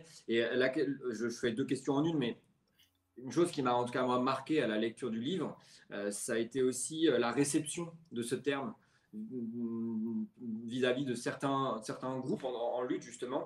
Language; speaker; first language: French; native; French